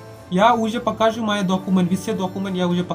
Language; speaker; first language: Russian; non-native, learner; Malayalam